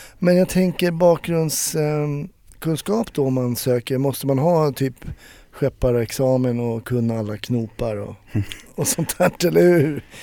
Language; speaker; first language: Swedish; native; Swedish